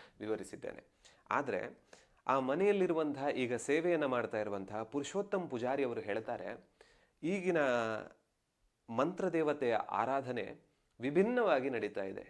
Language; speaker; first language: Kannada; non-native, local second language; Tulu